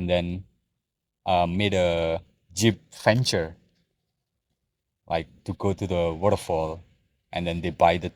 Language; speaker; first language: English; non-native, learner; Indonesian